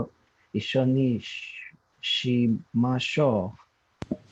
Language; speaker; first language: Japanese; non-native, learner; English